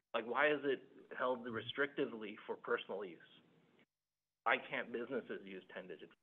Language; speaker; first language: English; early bilingual, other home language; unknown